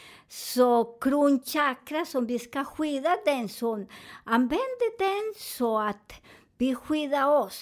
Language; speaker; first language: Swedish; non-native, learner; Spanish